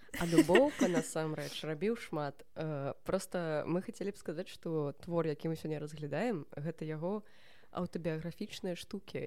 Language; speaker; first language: Belarusian; non-native, local second language; Russian